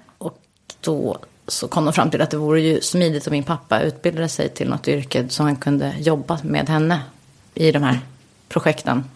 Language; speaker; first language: Swedish; early bilingual, heritage; Swedish